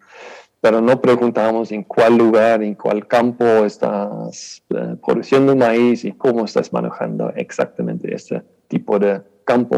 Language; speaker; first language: Spanish; non-native, fluent; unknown